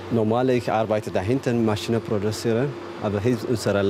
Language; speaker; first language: German; non-native, learner; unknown